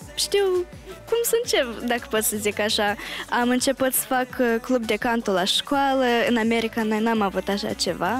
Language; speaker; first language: Romanian; early bilingual, heritage; Romanian